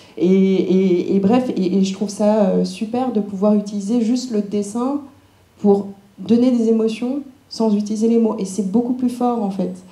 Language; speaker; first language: French; early bilingual, other home language; Cantonese